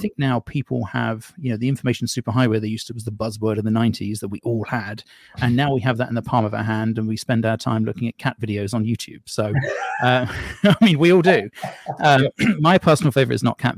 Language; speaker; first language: English; native; English